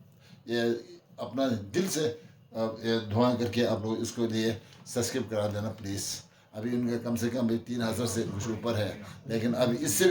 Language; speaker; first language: Hindi; non-native, local second language; Tibetan